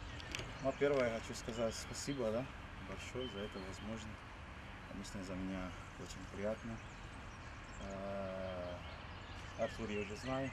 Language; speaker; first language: Russian; non-native, learner; Portuguese